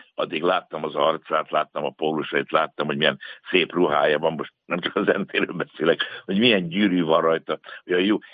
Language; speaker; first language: Hungarian; native; Hungarian